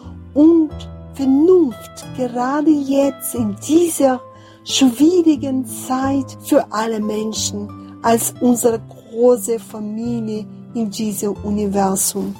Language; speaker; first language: German; non-native, fluent; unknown